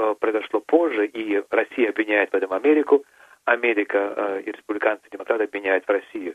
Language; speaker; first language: Russian; native; Russian